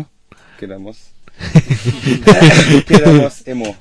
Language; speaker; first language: Spanish; non-native, learner; French